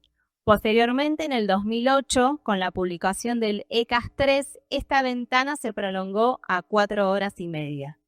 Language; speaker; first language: Spanish; native; Spanish